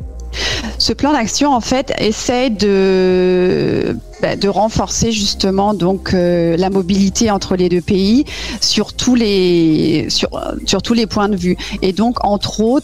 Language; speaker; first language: French; native; French